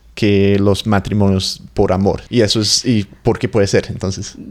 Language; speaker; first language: Spanish; non-native, fluent; English